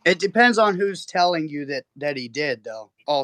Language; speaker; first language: English; native; English